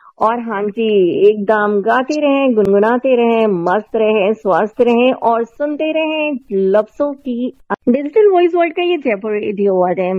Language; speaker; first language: Hindi; native; Hindi